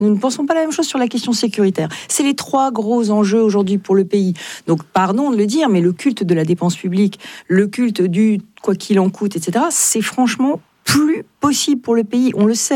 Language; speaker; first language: French; native; French